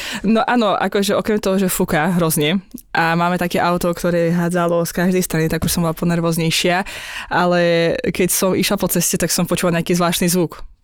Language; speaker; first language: Slovak; non-native, fluent; Azerbaijani